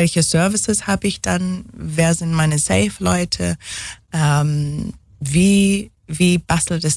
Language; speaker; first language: German; non-native, fluent; English